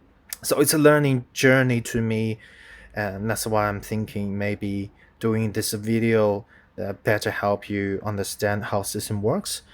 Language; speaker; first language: English; non-native, fluent; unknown